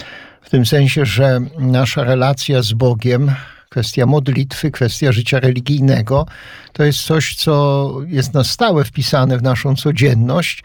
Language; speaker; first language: Polish; native; Polish